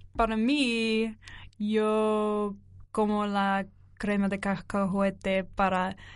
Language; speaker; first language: Spanish; non-native, learner; English